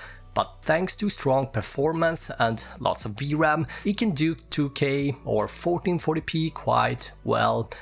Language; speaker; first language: English; native; English